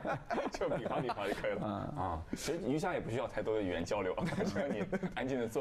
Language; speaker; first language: Chinese; native; Chinese